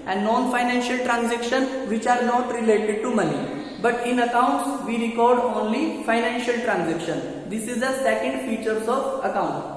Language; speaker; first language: English; non-native, local second language; Hindi